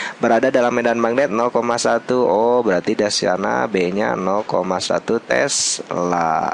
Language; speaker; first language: Indonesian; native; Indonesian